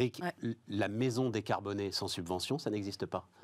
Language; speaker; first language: French; native; French